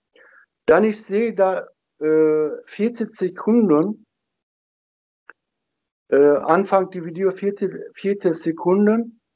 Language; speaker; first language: German; non-native, learner; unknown